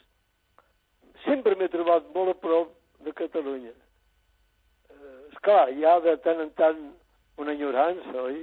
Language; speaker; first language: Catalan; native; Catalan